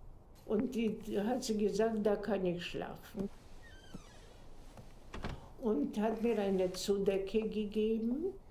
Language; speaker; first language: German; non-native, fluent; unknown